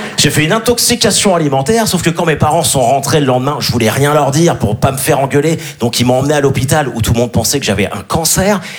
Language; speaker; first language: French; native; French